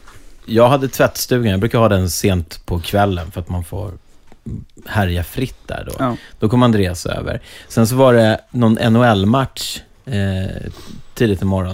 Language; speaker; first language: Swedish; native; Swedish